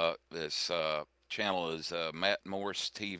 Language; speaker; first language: English; native; English